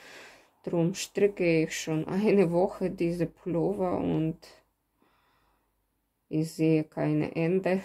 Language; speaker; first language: German; non-native, fluent; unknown